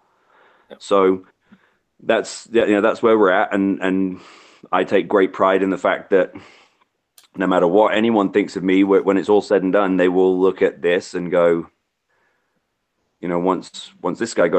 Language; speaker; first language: English; native; English